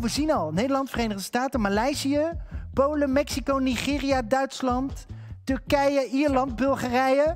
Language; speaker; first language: Dutch; native; Dutch